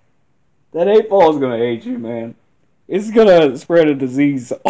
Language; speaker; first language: English; native; English